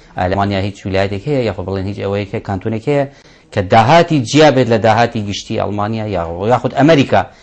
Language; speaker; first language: Central Kurdish; non-native, local second language; Kurdish